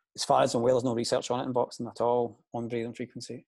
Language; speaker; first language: English; native; English